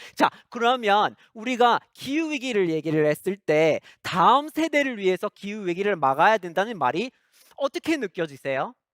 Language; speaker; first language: Korean; non-native, fluent; English